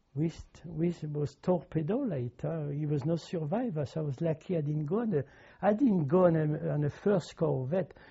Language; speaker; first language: English; non-native, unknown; French